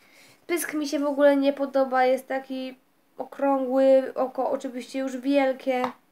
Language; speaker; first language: Polish; native; Polish